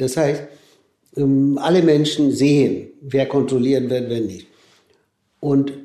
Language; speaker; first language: German; non-native, fluent; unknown